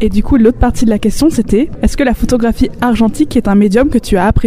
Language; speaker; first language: French; native; French